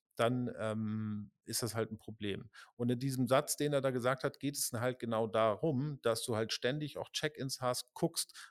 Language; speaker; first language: German; native; German